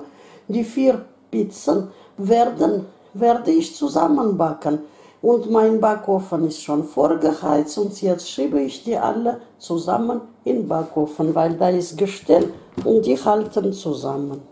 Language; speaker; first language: German; non-native, fluent; Russian